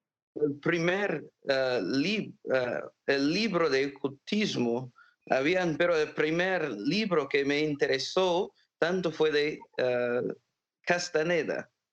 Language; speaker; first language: Spanish; non-native, fluent; English